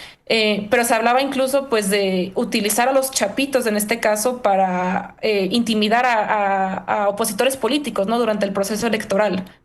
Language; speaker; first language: Spanish; native; Spanish